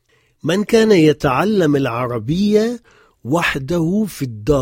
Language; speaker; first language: Arabic; non-native, fluent; French